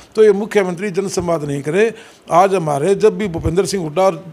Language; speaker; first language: Hindi; native; Hindi